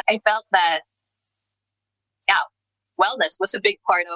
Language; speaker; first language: English; non-native, local second language; Filipino